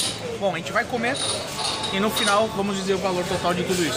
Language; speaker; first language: Portuguese; native; Portuguese